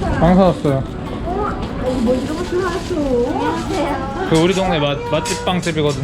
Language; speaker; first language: Korean; native; Korean